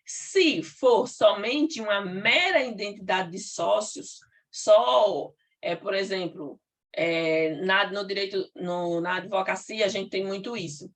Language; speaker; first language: Portuguese; native; Portuguese